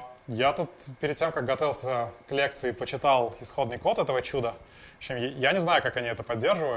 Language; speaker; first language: Russian; native; Russian